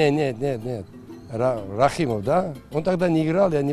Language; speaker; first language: Russian; non-native, local second language; Georgian